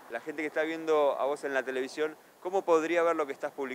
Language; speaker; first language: Spanish; native; Spanish